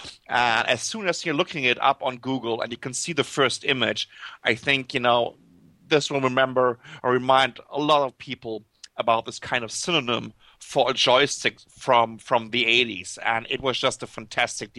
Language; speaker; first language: English; non-native, fluent; German